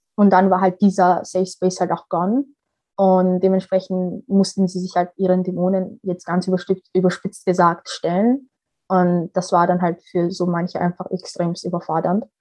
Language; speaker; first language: German; early bilingual, other home language; Somali